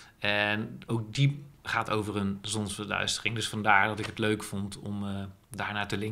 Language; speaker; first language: Dutch; native; Dutch